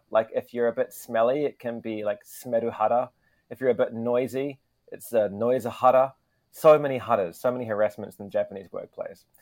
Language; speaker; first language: English; native; English